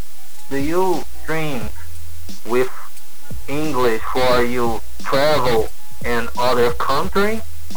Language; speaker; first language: English; non-native, learner; Portuguese